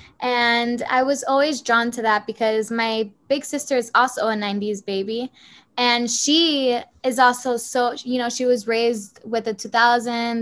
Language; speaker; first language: English; early bilingual, other home language; Spanish